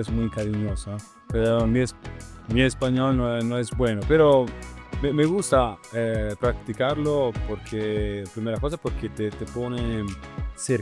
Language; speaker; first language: Spanish; non-native, learner; Italian